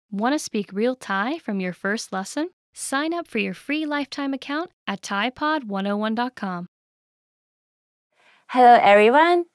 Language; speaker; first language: English; non-native, fluent; Thai